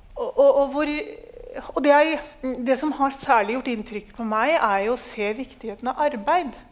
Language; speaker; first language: Norwegian; early bilingual, other home language; Urdu